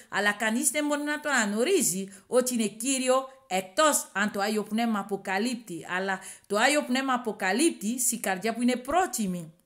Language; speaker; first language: Greek; non-native, learner; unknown